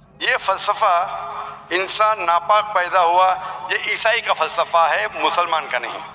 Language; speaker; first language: Urdu; non-native, local second language; Konkani